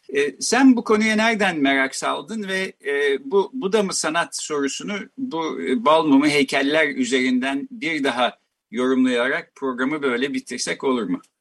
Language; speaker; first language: Turkish; native; Turkish